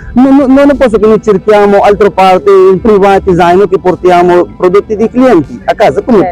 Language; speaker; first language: Italian; non-native, learner; Urdu